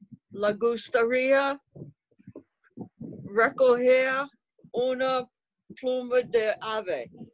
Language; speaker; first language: Spanish; non-native, learner; English